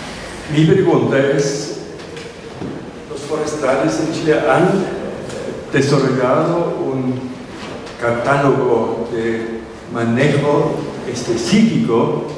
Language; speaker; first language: Spanish; non-native, fluent; German